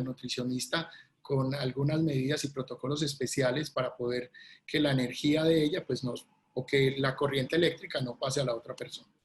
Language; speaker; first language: Spanish; native; Spanish